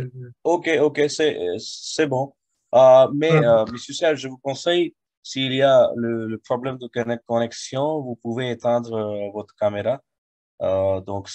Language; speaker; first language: French; non-native, fluent; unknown